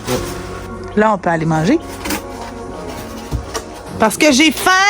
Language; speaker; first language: French; native; French